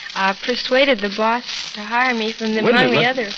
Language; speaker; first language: English; native; English